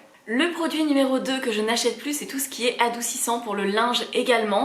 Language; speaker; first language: French; native; French